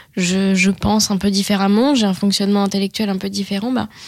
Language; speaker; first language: French; native; French